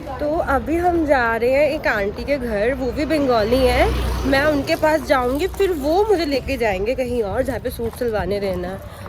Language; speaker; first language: Hindi; non-native, local second language; Bangla